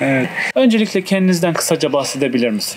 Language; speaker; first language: Turkish; native; Turkish